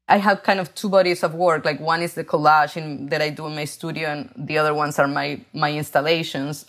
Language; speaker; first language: English; non-native, fluent; Spanish